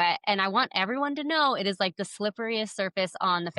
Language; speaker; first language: English; native; English